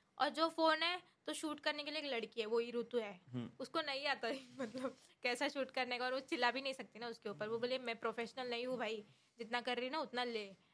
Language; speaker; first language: Hindi; non-native, local second language; Marathi